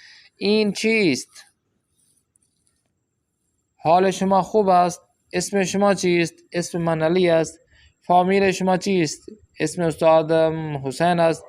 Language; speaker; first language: Persian; non-native, fluent; Urdu